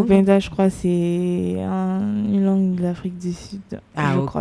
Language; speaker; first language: French; native; French